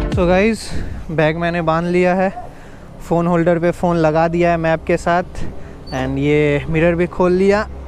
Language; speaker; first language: Hindi; native; Hindi